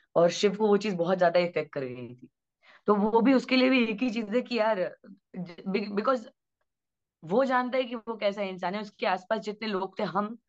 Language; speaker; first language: Hindi; native; Hindi